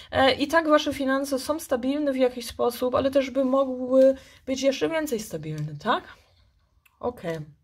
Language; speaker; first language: Polish; early bilingual, heritage; Polish